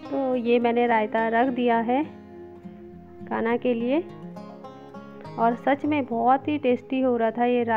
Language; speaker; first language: Hindi; non-native, local second language; Garhwali